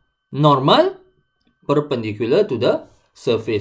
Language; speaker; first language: English; non-native, local second language; Malay